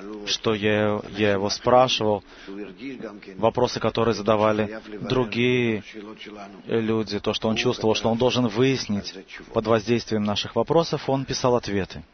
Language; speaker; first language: Russian; native; Russian